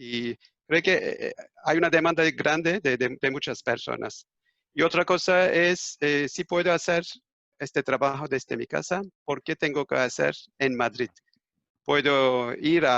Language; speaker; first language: Spanish; non-native, fluent; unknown